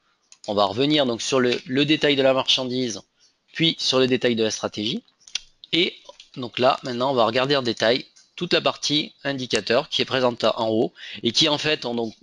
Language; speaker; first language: French; native; French